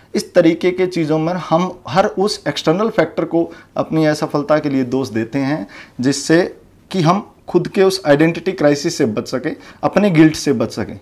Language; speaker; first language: Hindi; native; Hindi